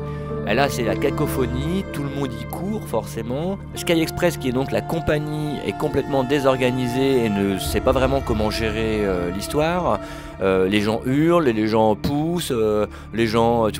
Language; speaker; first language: French; native; French